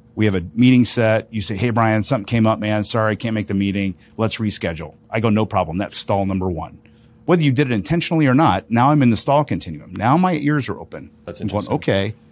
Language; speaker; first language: English; native; English